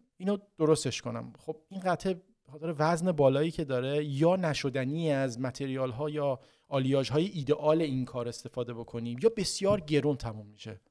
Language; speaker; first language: Persian; native; Persian